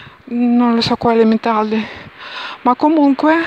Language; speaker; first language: Italian; non-native, learner; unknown